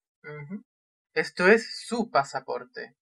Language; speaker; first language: Spanish; non-native, fluent; Russian